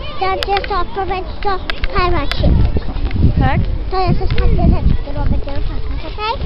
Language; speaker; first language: Polish; early bilingual, heritage; Polish